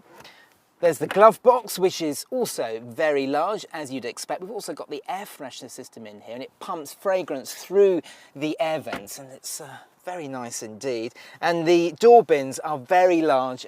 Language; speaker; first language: English; native; English